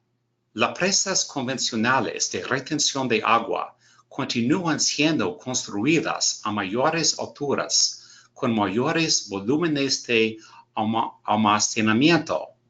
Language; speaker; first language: Spanish; non-native, learner; English